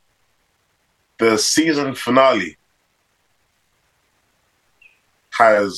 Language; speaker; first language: English; native; English